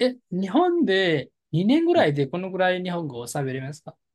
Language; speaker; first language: Japanese; non-native, fluent; Nepali